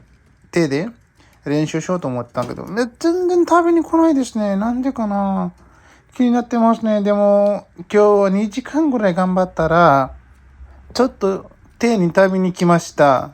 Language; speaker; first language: Japanese; non-native, learner; Vietnamese